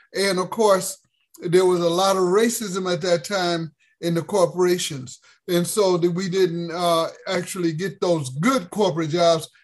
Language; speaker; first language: English; native; English